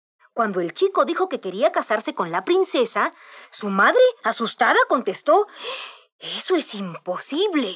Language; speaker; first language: Spanish; native; Spanish